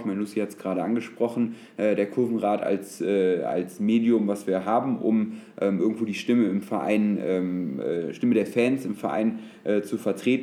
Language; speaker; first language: German; native; German